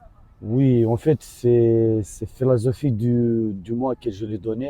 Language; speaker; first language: French; non-native, learner; Romanian